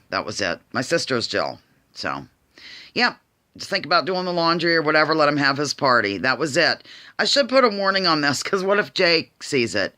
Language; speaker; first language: English; native; English